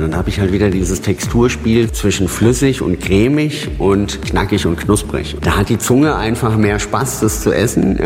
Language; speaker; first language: German; native; German